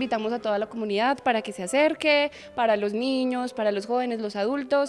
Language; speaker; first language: Spanish; native; Spanish